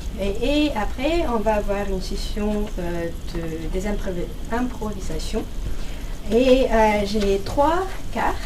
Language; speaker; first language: French; non-native, fluent; Russian